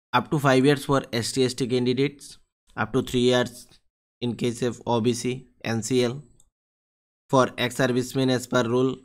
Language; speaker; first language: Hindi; non-native, local second language; Bangla